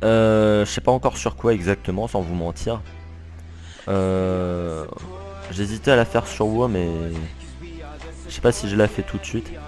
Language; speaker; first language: French; native; French